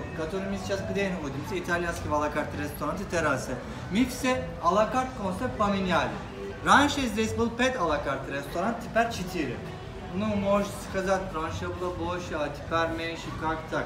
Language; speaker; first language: Russian; non-native, learner; Turkish